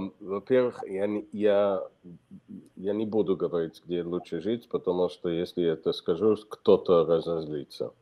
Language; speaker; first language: Russian; non-native, fluent; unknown